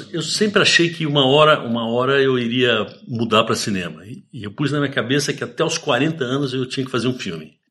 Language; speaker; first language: Portuguese; native; Portuguese